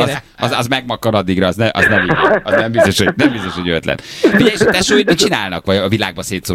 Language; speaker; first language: Hungarian; native; Hungarian